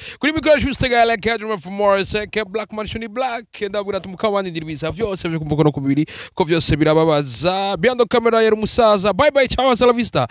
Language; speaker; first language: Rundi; native; Rundi